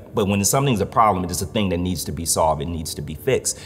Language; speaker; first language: English; native; English